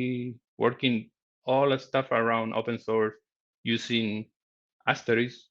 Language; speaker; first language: English; non-native, learner; Spanish